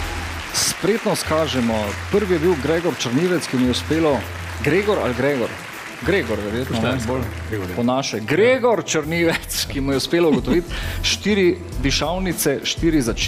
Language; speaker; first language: Slovenian; native; Slovenian